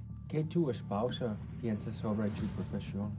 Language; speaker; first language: Spanish; non-native, learner; English